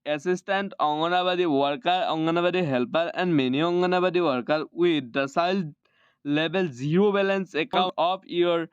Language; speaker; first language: English; non-native, local second language; Assamese